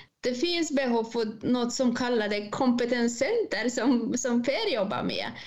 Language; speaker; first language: Swedish; non-native, fluent; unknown